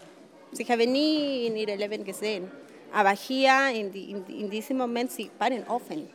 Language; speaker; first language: German; non-native, learner; Spanish